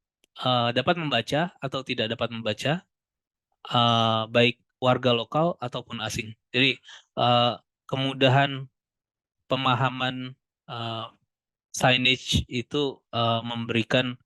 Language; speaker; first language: Indonesian; native; Indonesian